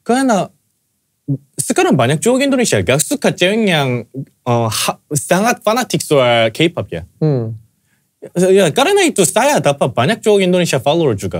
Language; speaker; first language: Indonesian; non-native, fluent; Korean